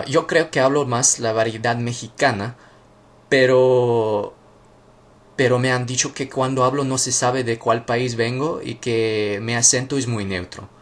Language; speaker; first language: Spanish; non-native, fluent; Russian